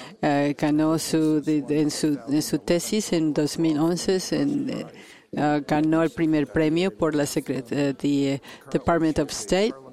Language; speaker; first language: Spanish; non-native, fluent; English